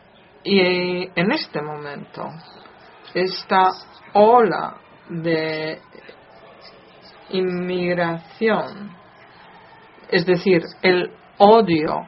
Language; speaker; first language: Spanish; non-native, fluent; Polish